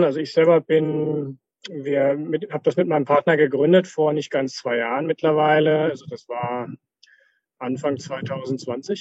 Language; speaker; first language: German; native; German